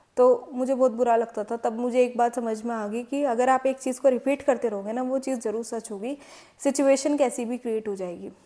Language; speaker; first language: Hindi; native; Hindi